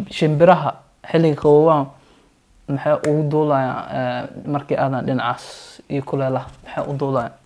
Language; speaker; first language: Somali; early bilingual, heritage; Somali